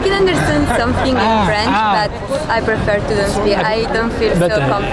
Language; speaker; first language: English; non-native, fluent; Italian